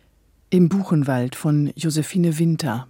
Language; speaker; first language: German; native; German